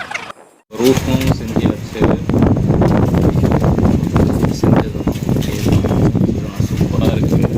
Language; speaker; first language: Tamil; native; Tamil